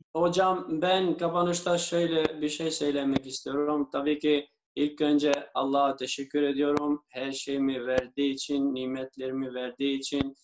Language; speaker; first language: Turkish; non-native, fluent; Albanian